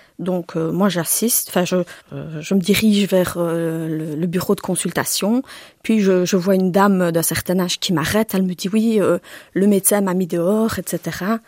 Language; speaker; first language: French; early bilingual, other home language; Turkish